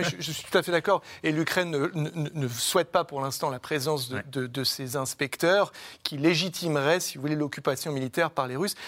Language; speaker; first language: French; native; French